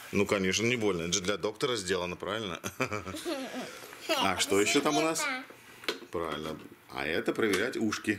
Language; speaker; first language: Russian; native; Russian